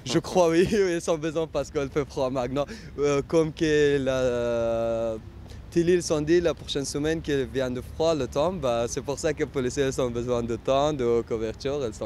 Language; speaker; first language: French; non-native, learner; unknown